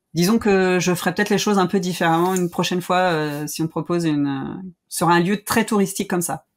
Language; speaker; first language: French; native; French